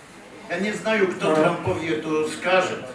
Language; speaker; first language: Polish; early bilingual, heritage; Polish